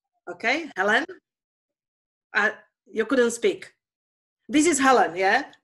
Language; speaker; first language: English; non-native, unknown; Slovak